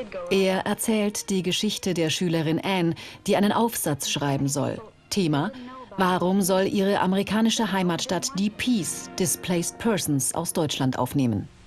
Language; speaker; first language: German; native; German